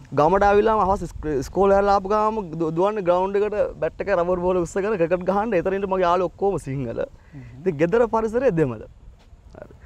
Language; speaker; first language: Sinhala; non-native, local second language; Tamil